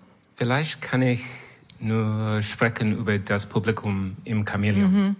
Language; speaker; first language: German; non-native, learner; French